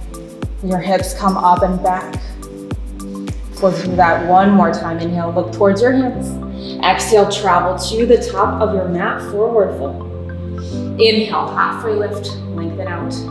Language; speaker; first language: English; native; English